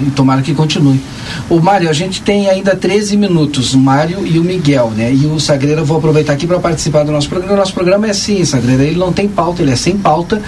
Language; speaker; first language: Portuguese; native; Portuguese